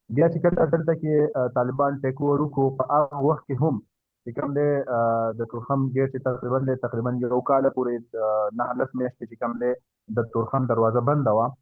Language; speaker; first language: Pashto; native; Pashto